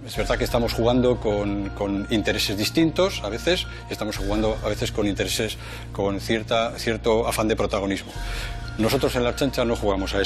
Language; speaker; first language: Spanish; native; Spanish